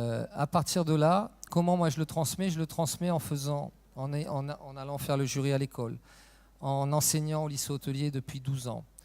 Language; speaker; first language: French; native; French